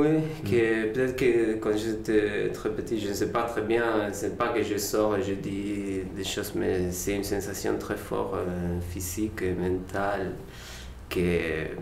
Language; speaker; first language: French; non-native, learner; Spanish